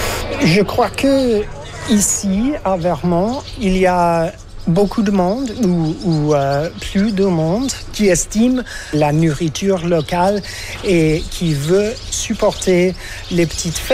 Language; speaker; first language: French; non-native, fluent; English